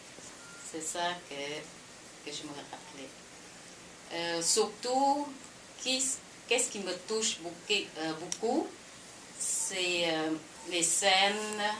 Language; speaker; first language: French; non-native, fluent; Khmer